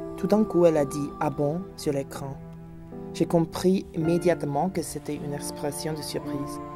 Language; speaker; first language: French; non-native, fluent; English